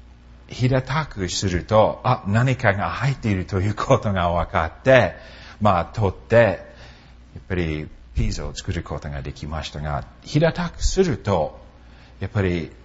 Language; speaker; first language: Japanese; non-native, fluent; English